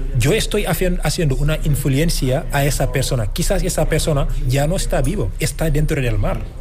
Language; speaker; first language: Spanish; non-native, fluent; Wolof